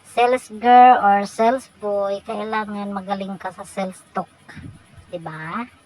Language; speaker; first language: Filipino; non-native, local second language; Cebuano